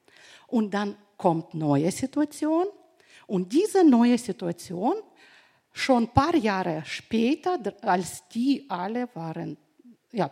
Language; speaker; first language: German; non-native, fluent; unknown